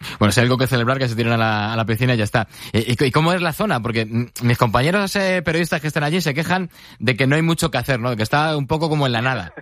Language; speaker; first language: Spanish; native; Spanish